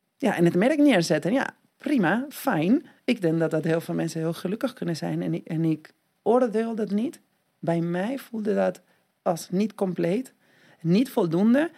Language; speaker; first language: Dutch; non-native, fluent; Spanish